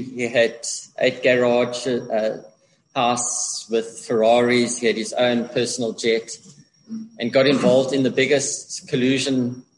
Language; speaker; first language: English; native; English